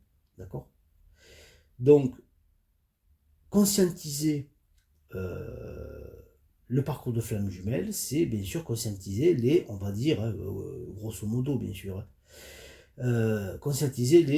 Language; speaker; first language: French; native; French